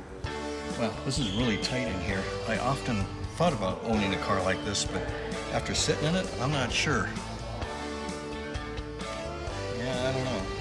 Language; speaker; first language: English; native; English